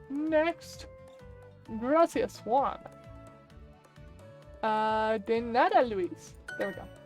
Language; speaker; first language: Spanish; non-native, learner; English